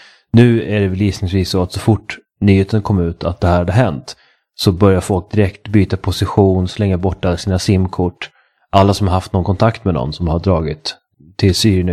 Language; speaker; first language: Swedish; native; Swedish